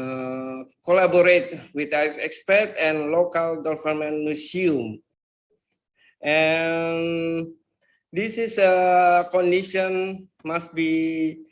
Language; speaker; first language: English; non-native, fluent; Indonesian